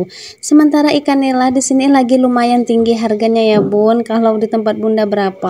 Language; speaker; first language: Indonesian; native; Indonesian